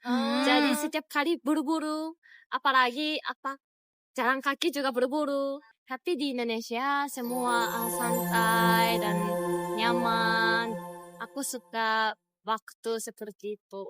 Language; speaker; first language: Indonesian; non-native, fluent; Japanese